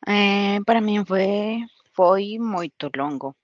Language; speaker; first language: Portuguese; non-native, fluent; Spanish